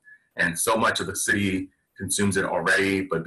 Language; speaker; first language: English; native; English